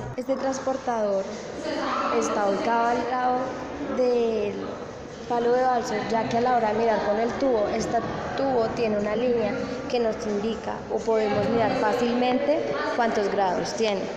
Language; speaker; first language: Spanish; native; Spanish